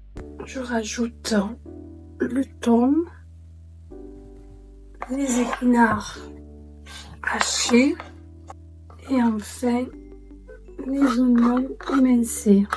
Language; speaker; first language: French; native; French